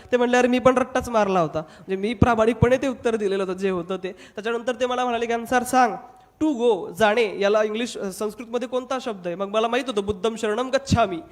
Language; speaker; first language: Marathi; non-native, local second language; Hindi